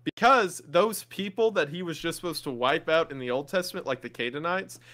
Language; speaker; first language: English; native; English